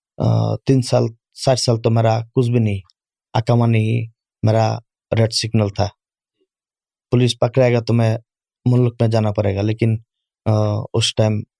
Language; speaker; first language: Urdu; non-native, learner; Bangla